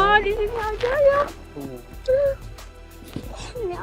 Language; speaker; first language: Indonesian; native; Indonesian